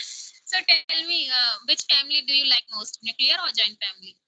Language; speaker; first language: English; non-native, local second language; Hindi